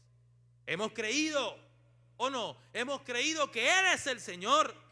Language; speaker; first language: Spanish; native; Spanish